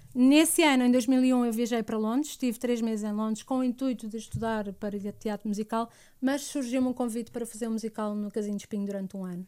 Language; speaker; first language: Portuguese; native; Portuguese